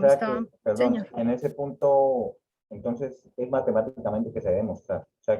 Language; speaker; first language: Spanish; native; Spanish